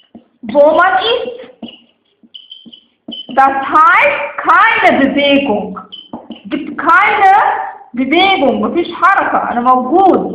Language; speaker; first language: German; non-native, fluent; Arabic